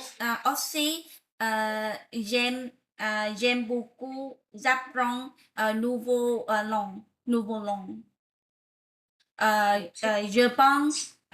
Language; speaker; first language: French; non-native, learner; Vietnamese